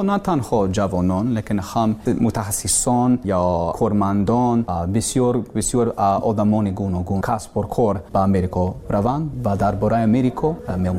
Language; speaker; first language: Persian; non-native, learner; English